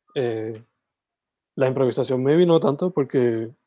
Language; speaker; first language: Spanish; native; Spanish